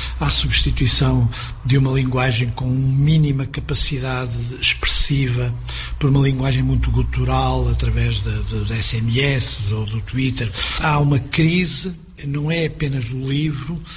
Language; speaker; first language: Portuguese; native; Portuguese